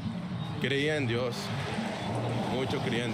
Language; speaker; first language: Spanish; native; Spanish